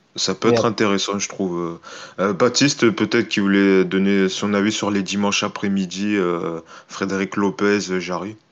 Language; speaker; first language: French; native; French